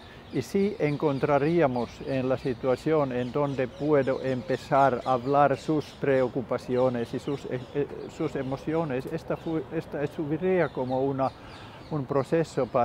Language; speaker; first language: Spanish; non-native, learner; Finnish